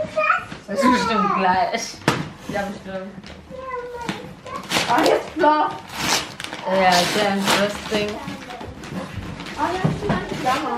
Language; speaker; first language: German; early bilingual, other home language; Filipino